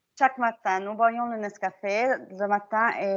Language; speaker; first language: French; non-native, learner; Arabic